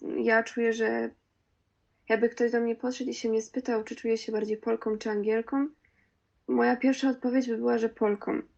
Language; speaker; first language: Polish; early bilingual, other home language; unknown